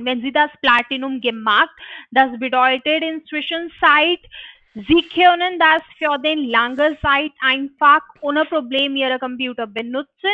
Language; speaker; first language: German; non-native, learner; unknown